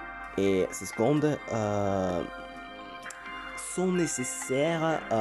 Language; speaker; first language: French; non-native, learner; Russian